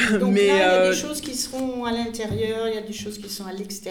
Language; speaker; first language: French; native; French